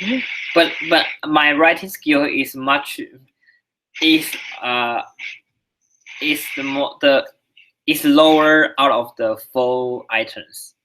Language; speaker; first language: English; non-native, learner; Chinese